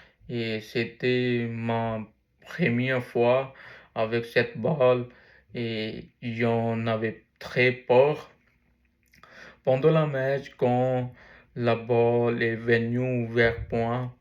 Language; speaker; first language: French; non-native, learner; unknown